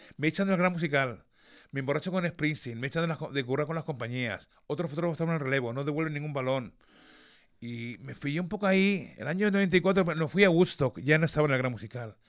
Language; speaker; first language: Spanish; early bilingual, other home language; English